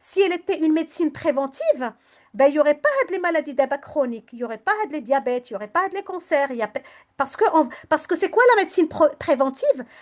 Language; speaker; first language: French; non-native, local second language; Arabic